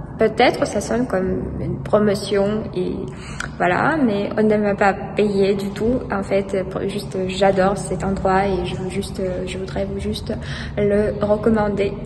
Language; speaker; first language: French; non-native, fluent; Russian